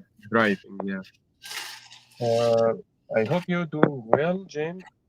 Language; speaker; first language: English; non-native, learner; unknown